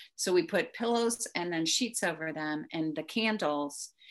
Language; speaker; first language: English; native; English